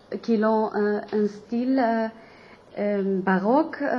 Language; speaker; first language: French; non-native, learner; German